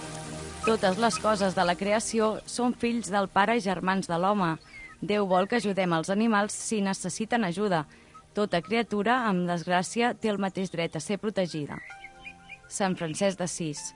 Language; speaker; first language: Catalan; native; Catalan